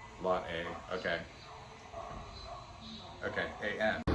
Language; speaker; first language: English; native; English